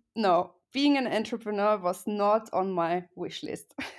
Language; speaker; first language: English; non-native, fluent; German